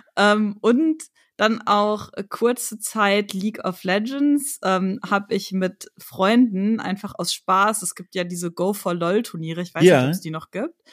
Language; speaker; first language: German; native; German